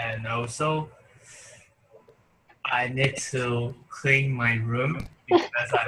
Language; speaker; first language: English; non-native, learner; Chinese